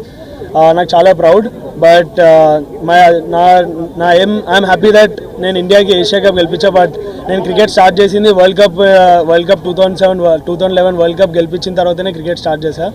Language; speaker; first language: Telugu; native; Telugu